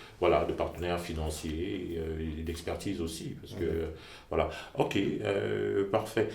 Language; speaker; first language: French; native; French